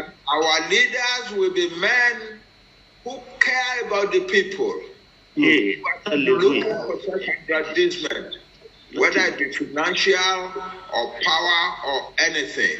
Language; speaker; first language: English; non-native, local second language; Yoruba